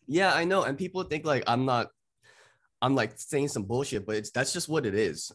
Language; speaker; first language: English; native; English